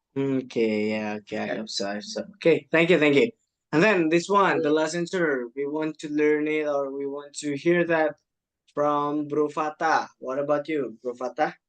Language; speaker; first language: English; non-native, fluent; Indonesian